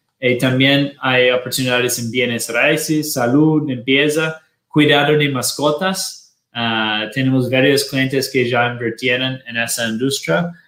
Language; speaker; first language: Spanish; non-native, fluent; Portuguese